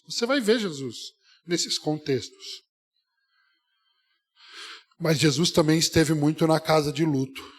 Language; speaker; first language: Portuguese; native; Portuguese